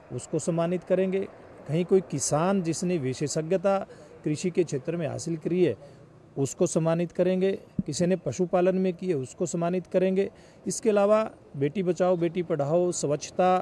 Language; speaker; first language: Hindi; native; Hindi